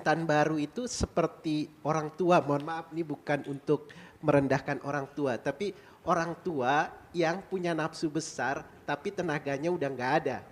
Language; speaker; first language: Indonesian; native; Indonesian